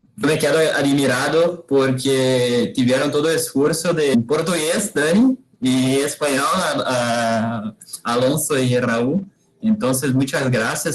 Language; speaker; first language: Spanish; non-native, learner; Portuguese